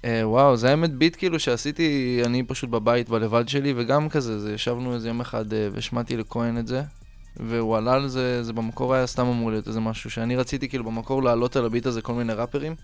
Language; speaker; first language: Hebrew; native; Hebrew